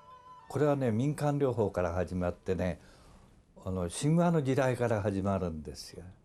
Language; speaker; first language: Japanese; native; Japanese